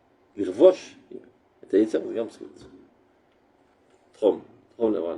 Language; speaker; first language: Hebrew; non-native, fluent; French